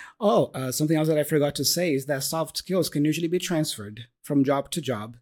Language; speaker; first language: English; non-native, fluent; Portuguese